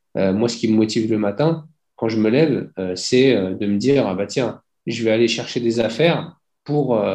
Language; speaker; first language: French; native; French